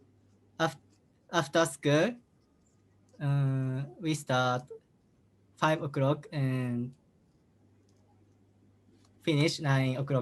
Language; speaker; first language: English; non-native, learner; Japanese